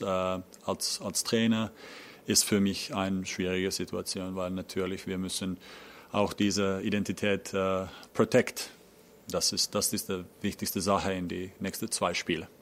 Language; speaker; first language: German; non-native, learner; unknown